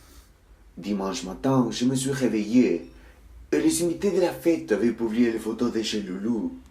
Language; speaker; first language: French; non-native, learner; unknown